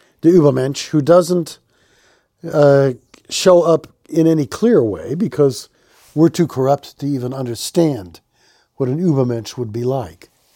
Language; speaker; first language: English; native; English